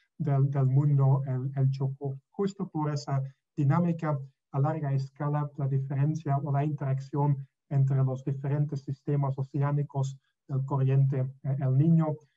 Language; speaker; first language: Spanish; non-native, fluent; Dutch